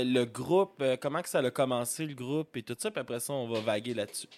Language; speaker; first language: French; native; French